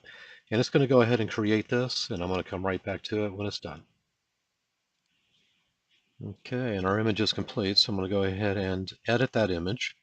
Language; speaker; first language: English; native; English